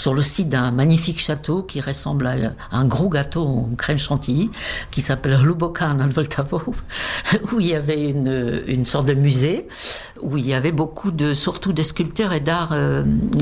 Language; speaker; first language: French; non-native, fluent; Czech